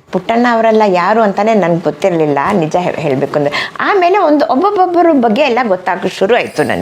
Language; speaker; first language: Kannada; non-native, fluent; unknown